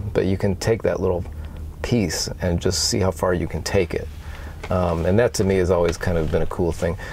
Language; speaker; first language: English; native; English